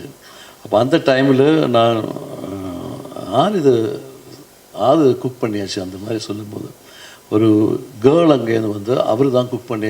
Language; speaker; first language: Tamil; non-native, fluent; Malayalam